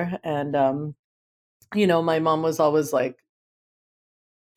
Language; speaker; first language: English; native; English